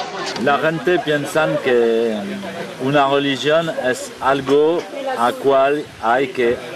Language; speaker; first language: Spanish; non-native, fluent; French